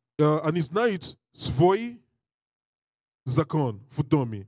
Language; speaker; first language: Russian; non-native, learner; English